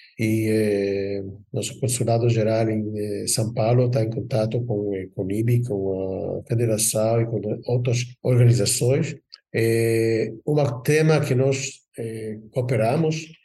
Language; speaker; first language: Portuguese; non-native, fluent; Hebrew